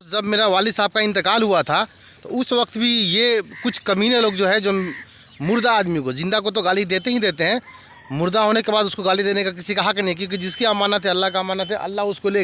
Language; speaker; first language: Hindi; native; Hindi